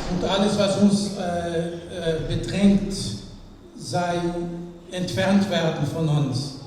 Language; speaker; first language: German; non-native, fluent; French